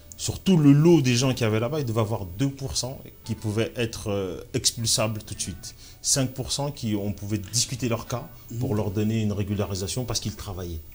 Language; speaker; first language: French; early bilingual, other home language; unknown